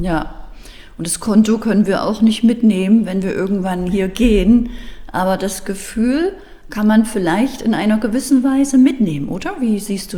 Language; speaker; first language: German; native; German